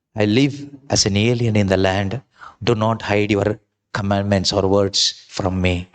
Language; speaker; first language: English; non-native, local second language; Kannada